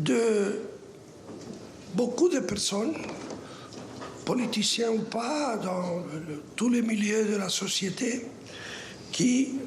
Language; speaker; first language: French; non-native, fluent; Spanish